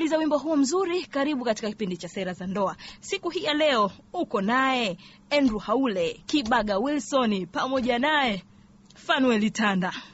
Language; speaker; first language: Swahili; native; Swahili